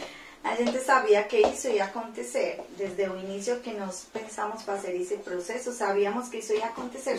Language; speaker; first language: Portuguese; non-native, fluent; Spanish